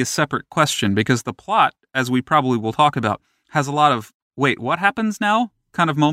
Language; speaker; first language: English; native; English